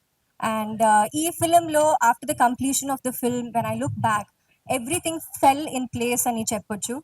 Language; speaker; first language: Telugu; non-native, local second language; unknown